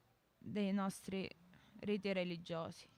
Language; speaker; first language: Italian; native; Italian